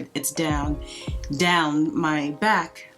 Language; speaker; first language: English; native; English